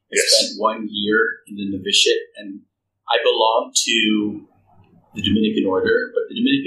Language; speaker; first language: English; non-native, local second language; Filipino